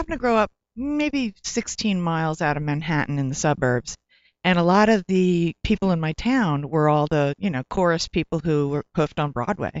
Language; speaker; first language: English; native; English